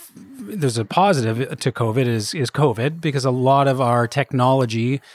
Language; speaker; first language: English; native; English